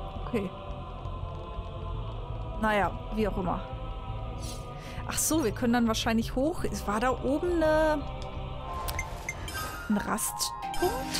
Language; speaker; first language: German; native; German